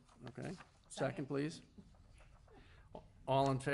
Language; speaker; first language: English; native; English